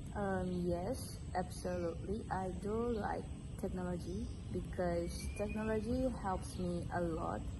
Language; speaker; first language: English; non-native, local second language; Malay